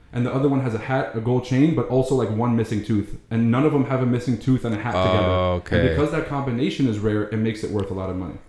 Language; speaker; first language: English; early bilingual, other home language; Arabic